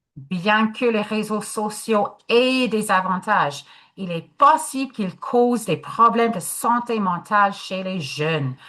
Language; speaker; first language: French; non-native, fluent; English